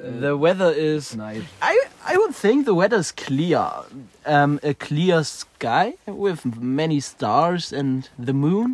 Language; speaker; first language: English; non-native, learner; German